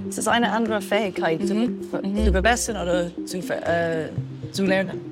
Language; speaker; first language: German; non-native, learner; English